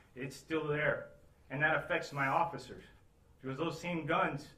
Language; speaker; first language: English; early bilingual, other home language; Spanish